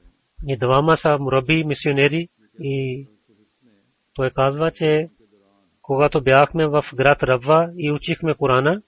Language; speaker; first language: Bulgarian; non-native, learner; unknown